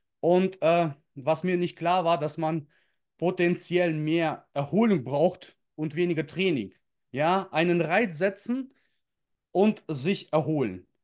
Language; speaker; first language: German; early bilingual, other home language; Russian